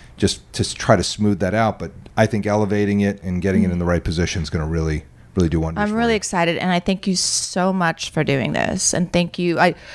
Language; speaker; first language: English; native; English